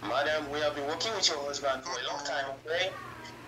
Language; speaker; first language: English; non-native, fluent; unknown